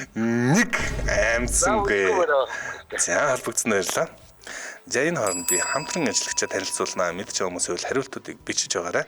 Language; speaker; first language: Mongolian; native; Mongolian